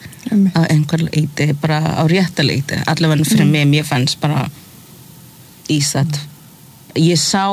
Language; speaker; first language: Icelandic; non-native, fluent; English